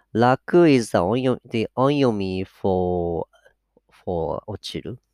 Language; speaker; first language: English; non-native, fluent; Japanese